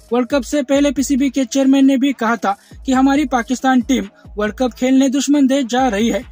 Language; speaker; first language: Hindi; native; Hindi